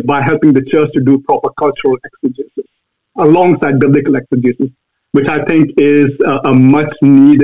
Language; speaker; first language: English; non-native, local second language; Malayalam